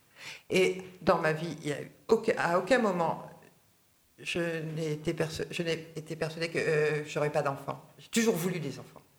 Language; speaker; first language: French; native; French